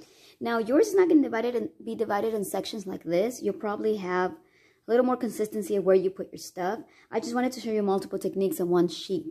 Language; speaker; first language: English; native; English